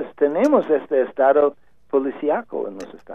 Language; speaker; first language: Spanish; non-native, learner; English